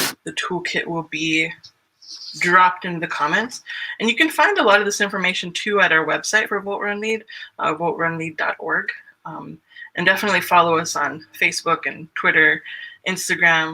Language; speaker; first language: English; native; English